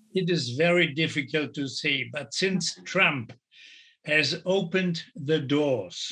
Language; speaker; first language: English; non-native, fluent; German